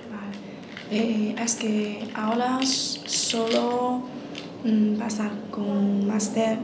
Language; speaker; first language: Spanish; non-native, learner; Chinese